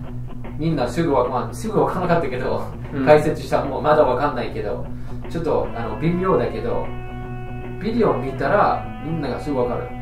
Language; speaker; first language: Japanese; non-native, fluent; English